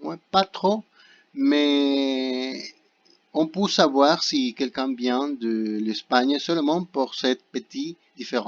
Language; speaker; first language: French; non-native, fluent; Spanish